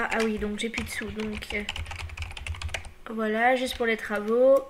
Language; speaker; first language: French; native; French